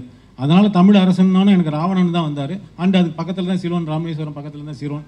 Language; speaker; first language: Tamil; native; Tamil